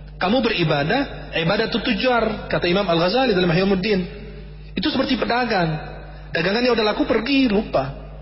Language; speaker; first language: Indonesian; non-native, fluent; Arabic